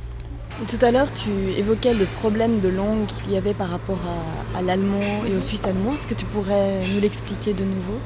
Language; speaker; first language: French; native; French